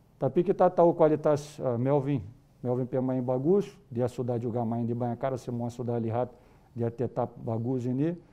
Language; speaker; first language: Indonesian; non-native, fluent; Portuguese